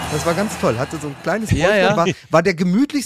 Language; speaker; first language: German; native; German